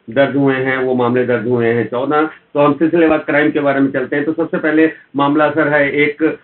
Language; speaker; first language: Hindi; native; Hindi